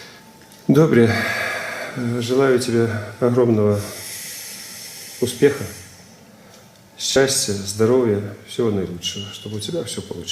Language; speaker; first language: Russian; native; Russian